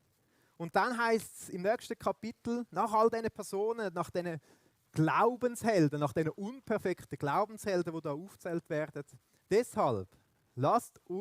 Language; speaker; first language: German; native; German